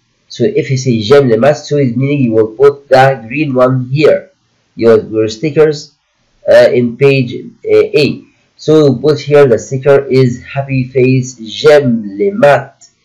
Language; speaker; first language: English; non-native, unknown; Arabic